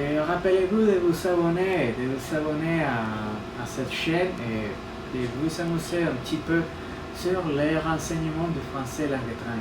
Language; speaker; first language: French; non-native, fluent; Spanish